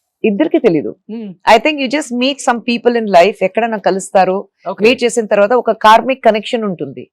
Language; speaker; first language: Telugu; non-native, fluent; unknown